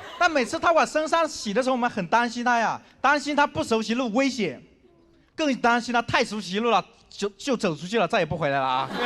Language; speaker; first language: Chinese; non-native, local second language; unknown